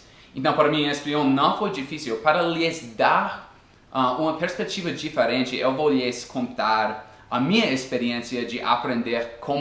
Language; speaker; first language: Portuguese; non-native, fluent; English